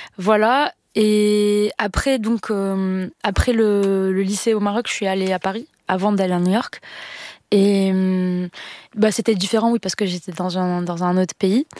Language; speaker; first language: French; non-native, local second language; Arabic